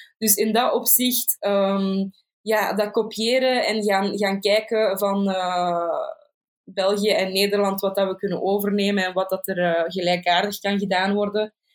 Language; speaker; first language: Dutch; native; Dutch